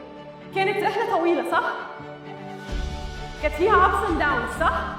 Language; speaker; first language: Arabic; native; Arabic